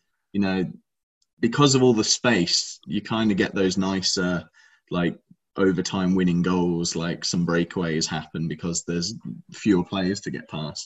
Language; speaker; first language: English; native; English